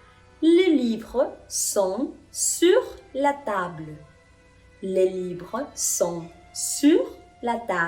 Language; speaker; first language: French; non-native, fluent; Spanish